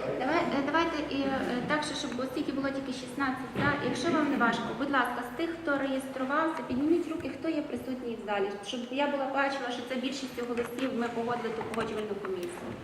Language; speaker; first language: Ukrainian; native; Ukrainian